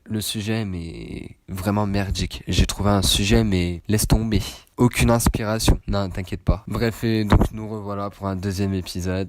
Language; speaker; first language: French; native; French